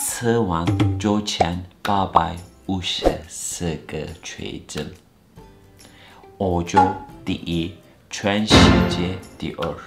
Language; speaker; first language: Chinese; non-native, fluent; Turkish